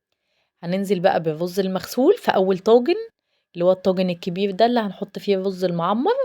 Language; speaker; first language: Arabic; native; Arabic